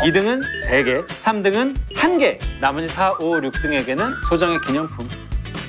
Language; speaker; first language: Korean; native; Korean